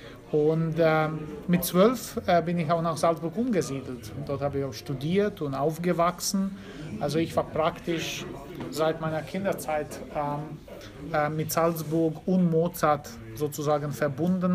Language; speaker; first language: German; early bilingual, other home language; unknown